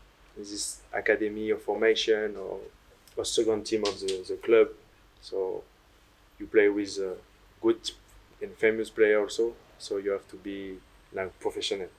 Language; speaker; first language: English; non-native, learner; French